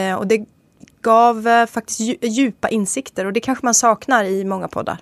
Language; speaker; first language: Swedish; native; Swedish